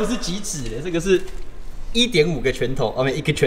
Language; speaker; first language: Chinese; native; Chinese